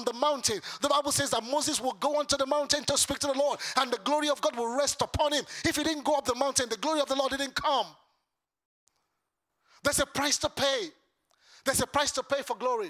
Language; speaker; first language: English; non-native, local second language; Yoruba